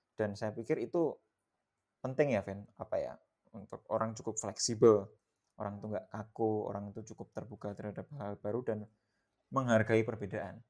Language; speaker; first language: Indonesian; native; Indonesian